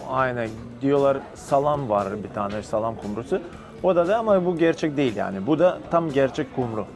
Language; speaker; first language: Turkish; non-native, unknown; Bosnian